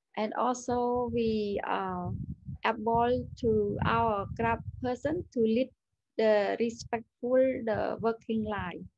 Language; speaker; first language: English; non-native, learner; Khmer